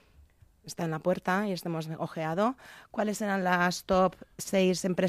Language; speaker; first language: Spanish; native; Spanish